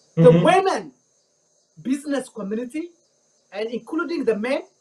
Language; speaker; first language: English; non-native, fluent; Amharic